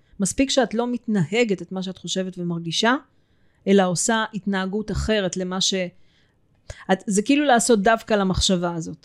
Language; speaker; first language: Hebrew; early bilingual, other home language; Russian